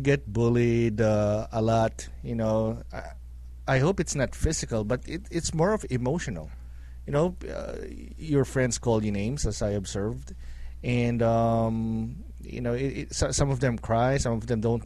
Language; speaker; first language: English; non-native, local second language; Filipino